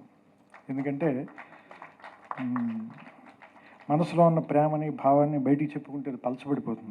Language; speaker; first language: Telugu; native; Telugu